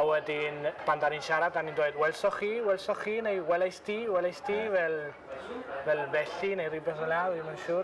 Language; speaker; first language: Welsh; non-native, fluent; Spanish